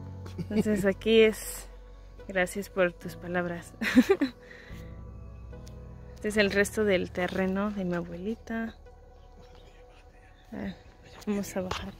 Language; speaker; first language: Spanish; early bilingual, other home language; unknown